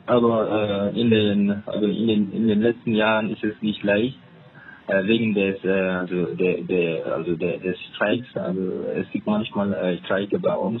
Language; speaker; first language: German; non-native, fluent; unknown